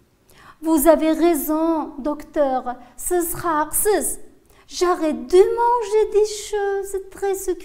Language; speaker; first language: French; non-native, fluent; Uzbek